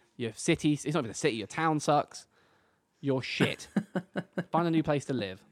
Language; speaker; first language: English; native; English